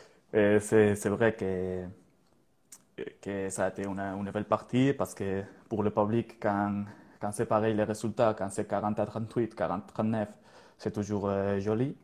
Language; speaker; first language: French; non-native, learner; Spanish